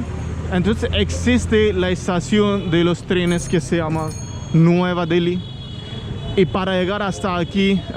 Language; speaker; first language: Spanish; non-native, learner; Hindi